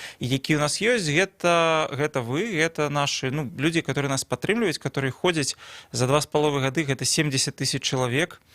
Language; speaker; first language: Belarusian; non-native, local second language; Russian